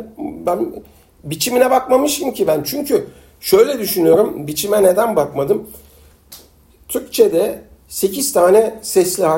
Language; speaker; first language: Turkish; native; Turkish